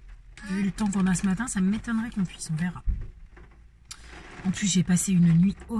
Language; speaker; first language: French; native; French